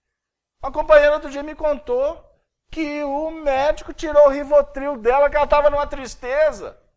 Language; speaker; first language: Portuguese; native; Portuguese